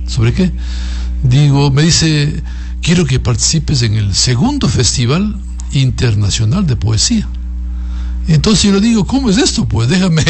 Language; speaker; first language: Spanish; native; Spanish